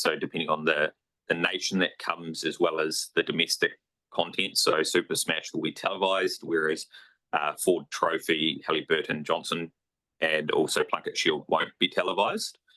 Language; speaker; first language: English; native; English